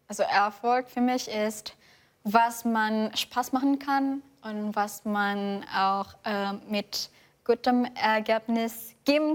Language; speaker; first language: German; non-native, fluent; Indonesian